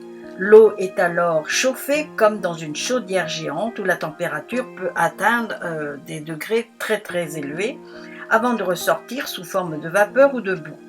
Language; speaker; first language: French; native; French